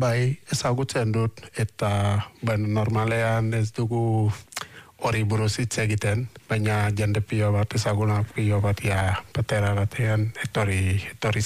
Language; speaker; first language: Basque; non-native, fluent; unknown